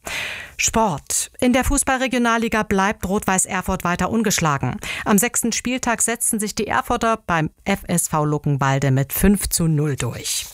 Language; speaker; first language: German; native; German